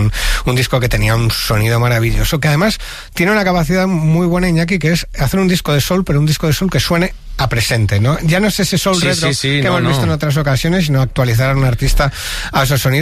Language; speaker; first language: Spanish; native; Spanish